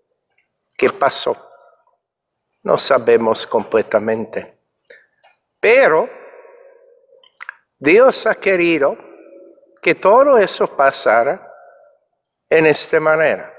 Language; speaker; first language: Spanish; non-native, fluent; English